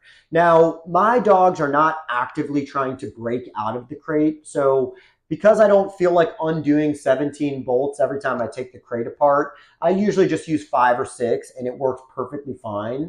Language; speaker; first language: English; native; English